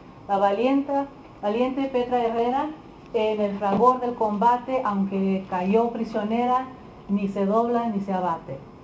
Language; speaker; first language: Spanish; early bilingual, heritage; Spanish